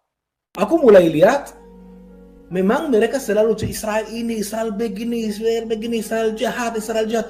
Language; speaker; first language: Indonesian; non-native, fluent; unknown